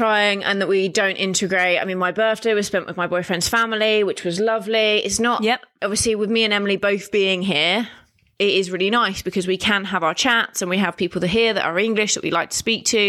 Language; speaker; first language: English; native; English